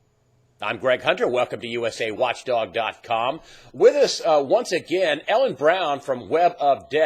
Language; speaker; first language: English; native; English